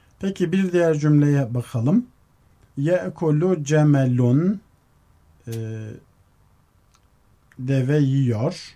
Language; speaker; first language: Turkish; native; Turkish